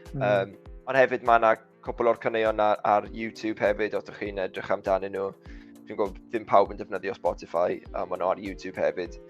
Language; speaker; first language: Welsh; native; Welsh